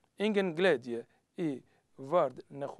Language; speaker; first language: Swedish; non-native, learner; Somali